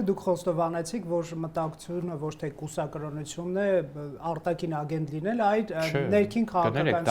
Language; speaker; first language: Armenian; native; Armenian